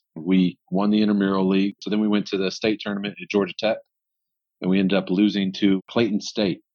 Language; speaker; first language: English; native; English